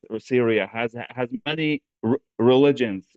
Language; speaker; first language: English; non-native, fluent; Arabic